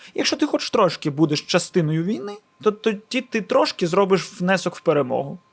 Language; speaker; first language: Ukrainian; non-native, local second language; Russian